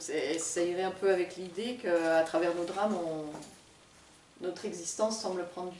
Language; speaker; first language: French; native; French